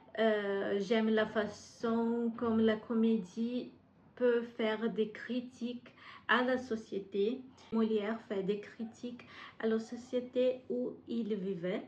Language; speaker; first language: French; non-native, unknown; Portuguese